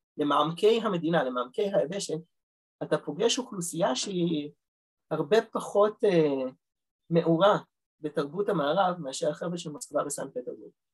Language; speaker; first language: Hebrew; early bilingual, other home language; Russian